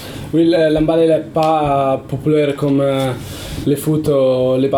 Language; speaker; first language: French; non-native, learner; Italian